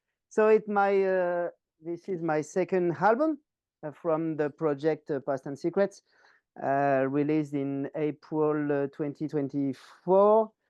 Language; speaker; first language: English; non-native, learner; French